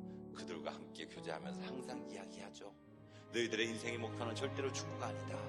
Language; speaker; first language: Korean; native; Korean